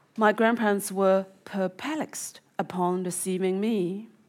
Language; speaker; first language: English; non-native, fluent; Chinese